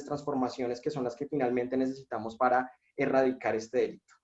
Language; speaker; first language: Spanish; native; Spanish